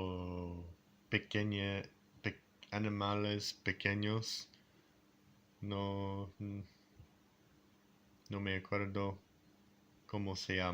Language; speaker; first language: Spanish; non-native, learner; English